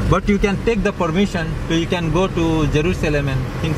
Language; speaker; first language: English; non-native, learner; Nepali